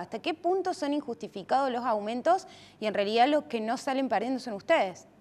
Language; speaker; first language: Spanish; native; Spanish